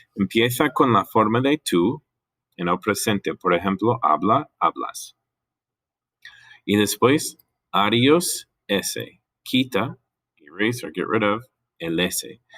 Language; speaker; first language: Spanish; non-native, fluent; English